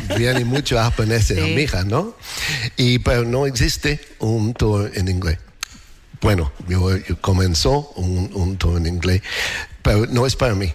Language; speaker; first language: Spanish; non-native, learner; English